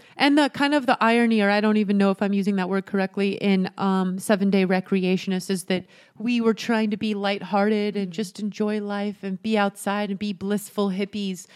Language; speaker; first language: English; native; English